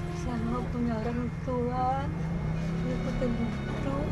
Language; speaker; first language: Indonesian; native; Indonesian